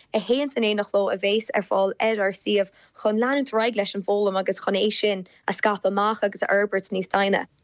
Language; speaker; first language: Irish; non-native, local second language; English